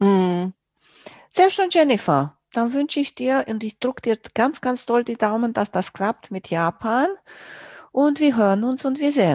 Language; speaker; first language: German; non-native, fluent; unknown